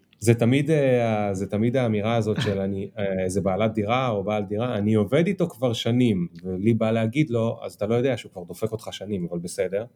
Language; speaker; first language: Hebrew; native; Hebrew